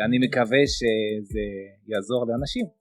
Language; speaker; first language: Hebrew; non-native, fluent; French